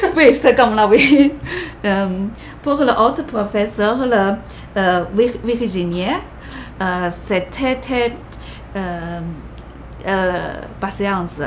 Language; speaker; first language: French; non-native, learner; Chinese